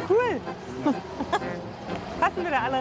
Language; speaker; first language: German; native; German